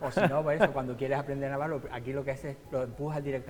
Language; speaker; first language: Spanish; native; Spanish